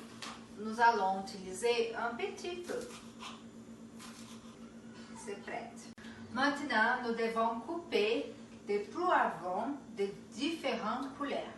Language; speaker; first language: French; non-native, learner; Portuguese